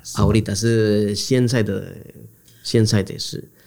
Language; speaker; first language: Chinese; non-native, learner; Spanish